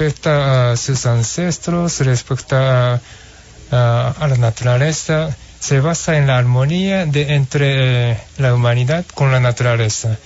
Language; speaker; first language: Spanish; non-native, fluent; Japanese